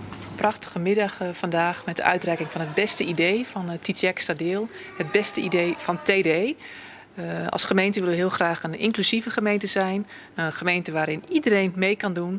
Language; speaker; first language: Dutch; native; Dutch